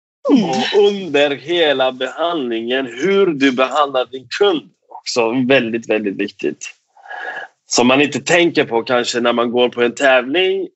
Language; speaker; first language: Swedish; non-native, fluent; Persian